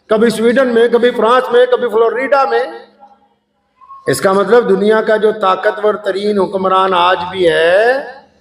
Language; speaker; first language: Urdu; native; Urdu